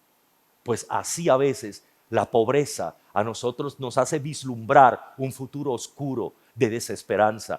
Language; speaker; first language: Spanish; native; Spanish